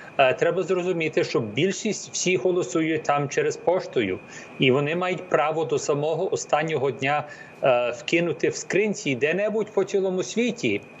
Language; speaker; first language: Ukrainian; early bilingual, heritage; Ukrainian